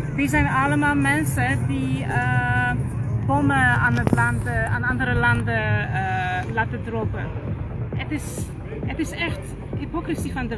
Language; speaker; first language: Dutch; non-native, fluent; Polish